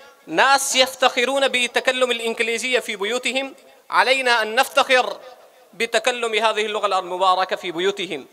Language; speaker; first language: Arabic; non-native, fluent; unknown